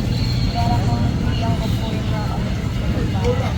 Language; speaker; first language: Filipino; native; Filipino